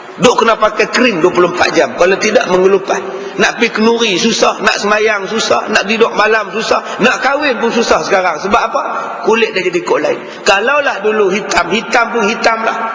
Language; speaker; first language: Malay; native; Malay